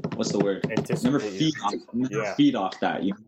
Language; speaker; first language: English; native; English